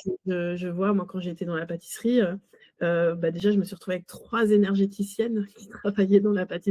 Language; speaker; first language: French; native; French